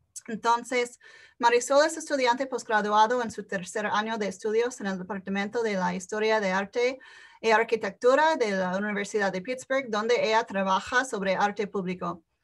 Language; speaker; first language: Spanish; non-native, fluent; English